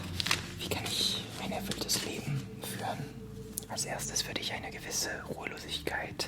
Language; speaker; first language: German; non-native, fluent; French